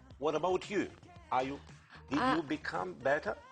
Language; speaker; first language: English; non-native, fluent; Romanian